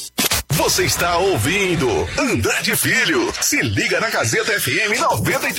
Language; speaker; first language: Portuguese; native; Portuguese